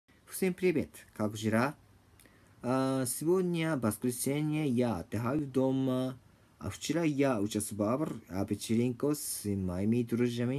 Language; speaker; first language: Russian; non-native, learner; Japanese